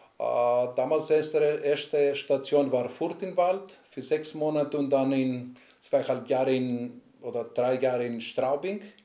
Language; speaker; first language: German; non-native, learner; Greek